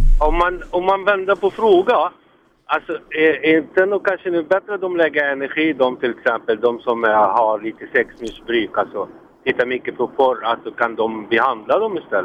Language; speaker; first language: Swedish; non-native, local second language; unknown